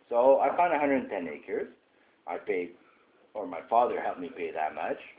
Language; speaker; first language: English; non-native, fluent; French